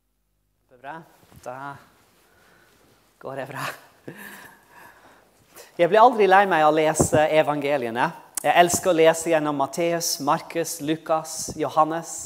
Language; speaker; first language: Norwegian; non-native, fluent; English